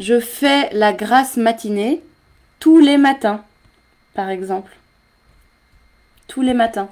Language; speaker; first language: French; native; French